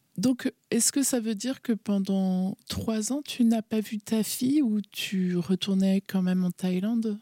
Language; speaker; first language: French; native; French